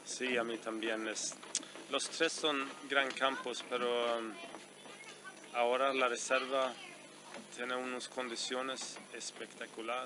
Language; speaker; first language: Spanish; non-native, fluent; Swedish